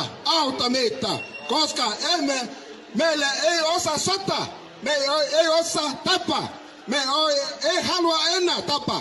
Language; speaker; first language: Finnish; non-native, learner; Igbo